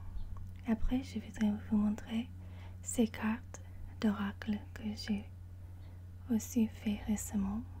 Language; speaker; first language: French; non-native, learner; English